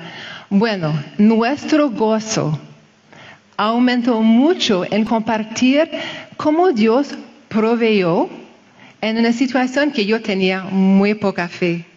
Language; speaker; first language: Spanish; non-native, fluent; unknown